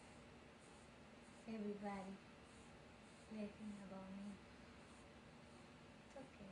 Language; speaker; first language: English; non-native, learner; Spanish